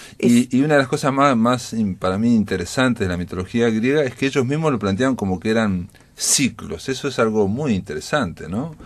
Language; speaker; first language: Spanish; native; Spanish